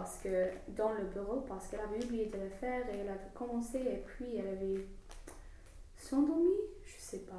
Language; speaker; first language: French; non-native, learner; English